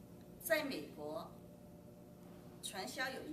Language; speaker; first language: Chinese; native; Chinese